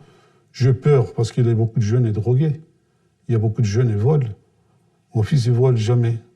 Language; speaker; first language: French; non-native, learner; Turkish